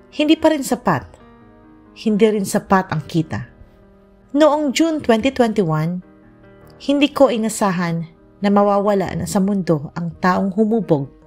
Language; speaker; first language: Filipino; non-native, local second language; Bikol